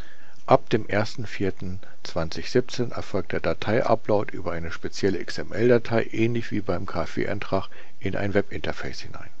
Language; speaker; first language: German; native; German